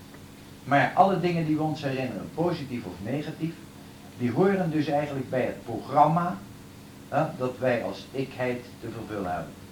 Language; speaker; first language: Dutch; native; Dutch